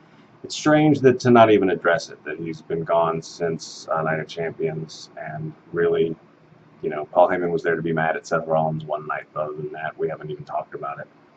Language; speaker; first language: English; native; English